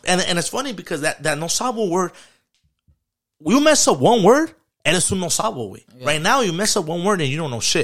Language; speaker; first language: English; early bilingual, other home language; Spanish